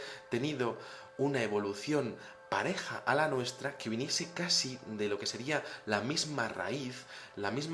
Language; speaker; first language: Spanish; native; Spanish